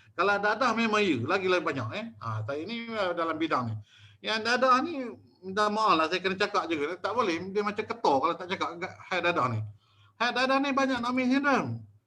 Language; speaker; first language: Malay; native; Malay